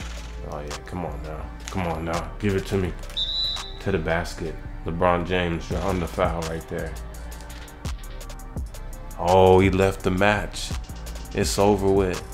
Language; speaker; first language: English; native; English